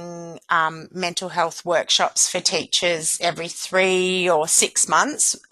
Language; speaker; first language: English; native; English